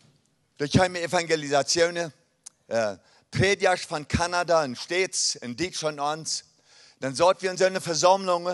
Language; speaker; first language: German; early bilingual, heritage; Plautdietsch